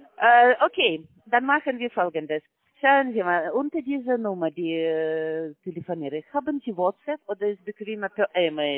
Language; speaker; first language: German; non-native, learner; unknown